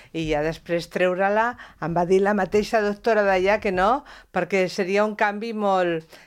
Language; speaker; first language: Catalan; non-native, local second language; Spanish